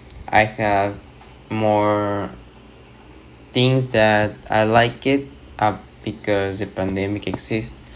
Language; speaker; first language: English; non-native, learner; Spanish